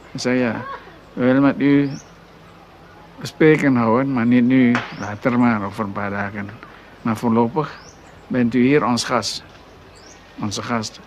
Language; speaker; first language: Dutch; non-native, local second language; Minangkabau